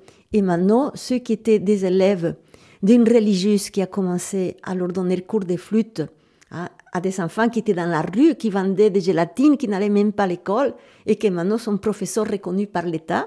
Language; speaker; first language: French; native; French